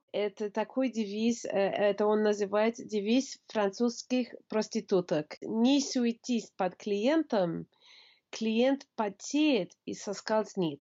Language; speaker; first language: Russian; non-native, fluent; English